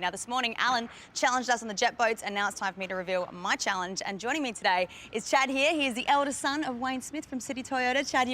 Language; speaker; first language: English; native; English